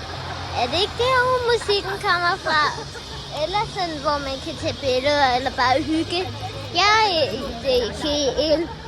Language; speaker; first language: Danish; early bilingual, heritage; Danish